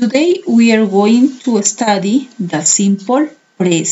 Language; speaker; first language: English; non-native, fluent; Spanish